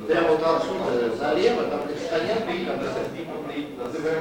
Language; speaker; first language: Russian; native; Russian